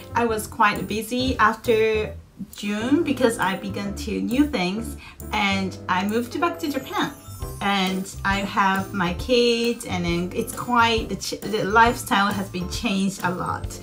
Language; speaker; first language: English; non-native, fluent; Japanese